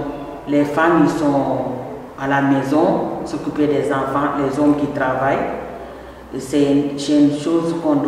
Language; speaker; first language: French; non-native, fluent; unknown